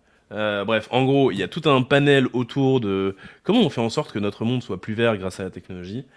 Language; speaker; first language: French; native; French